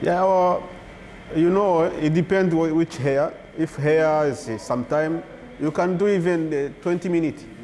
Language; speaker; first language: English; non-native, learner; Kinyarwanda